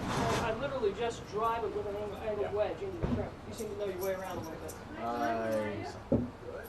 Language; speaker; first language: English; native; English